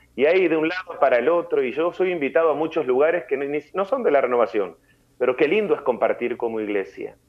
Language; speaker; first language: Spanish; native; Spanish